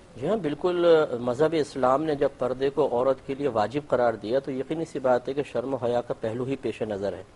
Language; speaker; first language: Urdu; native; Urdu